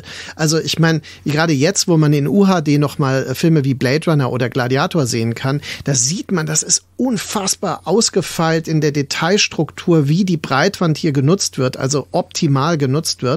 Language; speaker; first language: German; native; German